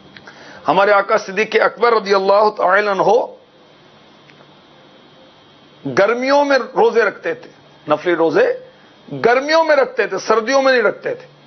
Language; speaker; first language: Urdu; native; Urdu